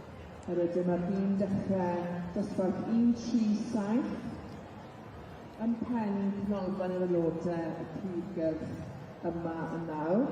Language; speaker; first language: Welsh; non-native, learner; English